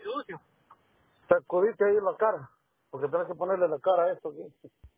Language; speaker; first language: Spanish; native; Spanish